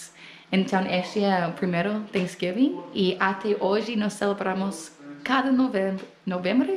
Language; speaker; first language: Portuguese; non-native, learner; English